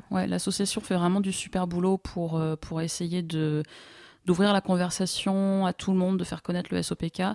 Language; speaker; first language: French; native; French